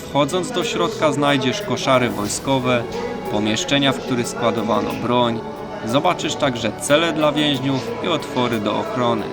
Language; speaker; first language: Polish; native; Polish